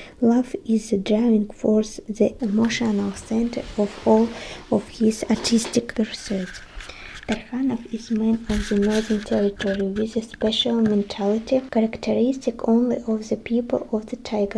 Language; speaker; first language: English; non-native, learner; Russian